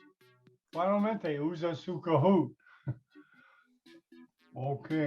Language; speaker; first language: Spanish; non-native, learner; English